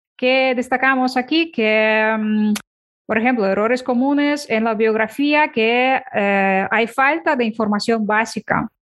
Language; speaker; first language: Spanish; non-native, fluent; Ukrainian